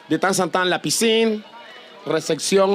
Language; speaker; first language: French; non-native, learner; Spanish